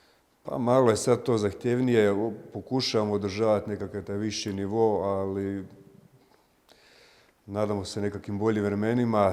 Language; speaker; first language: Croatian; native; Croatian